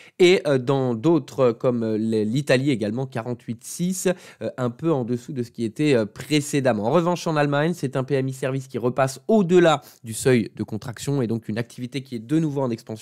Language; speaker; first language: French; native; French